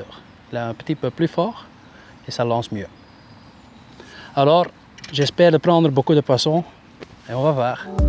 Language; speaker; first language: French; non-native, local second language; Dutch